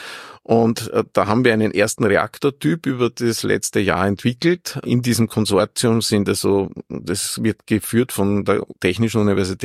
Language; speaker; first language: German; native; German